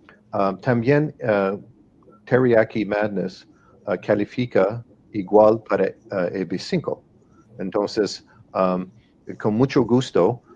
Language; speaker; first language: Spanish; non-native, fluent; English